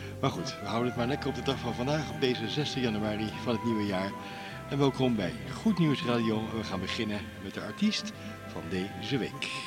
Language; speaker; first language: Dutch; native; Dutch